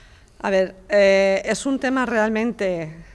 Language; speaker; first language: Spanish; native; Spanish